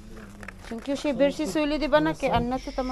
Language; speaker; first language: Turkish; non-native, learner; Filipino